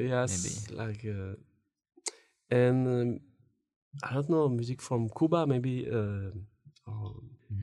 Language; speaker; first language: English; non-native, learner; French